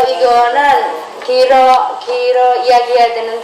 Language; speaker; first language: Korean; non-native, fluent; Indonesian